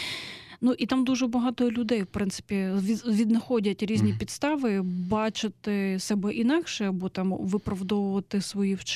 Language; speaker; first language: Ukrainian; native; Ukrainian